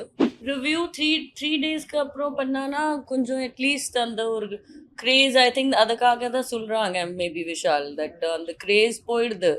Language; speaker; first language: Tamil; non-native, fluent; Hindi